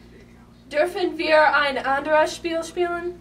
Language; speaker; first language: German; non-native, learner; English